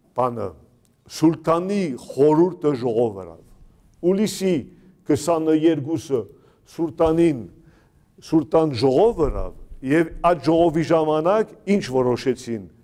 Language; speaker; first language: Armenian; native; Armenian